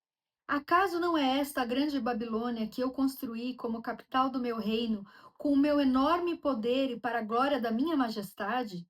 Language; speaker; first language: Portuguese; native; Portuguese